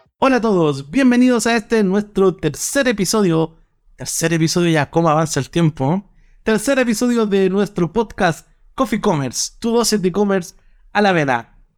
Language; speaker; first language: Spanish; native; Spanish